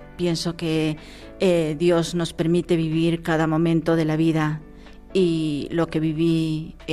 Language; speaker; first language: Spanish; native; Spanish